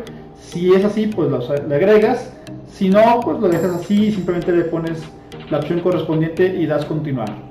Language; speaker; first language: Spanish; native; Spanish